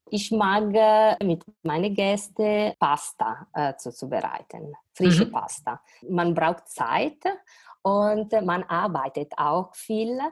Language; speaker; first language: German; non-native, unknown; Italian